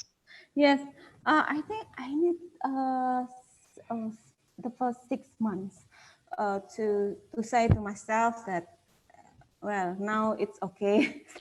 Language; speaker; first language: English; non-native, fluent; Indonesian